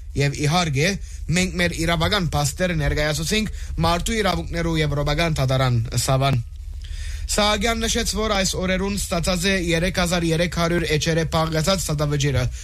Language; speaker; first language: Armenian; early bilingual, heritage; Armenian